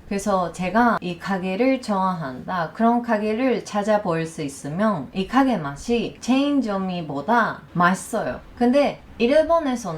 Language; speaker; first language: Korean; non-native, learner; Japanese